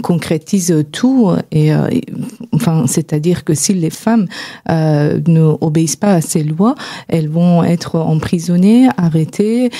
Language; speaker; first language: French; non-native, fluent; Persian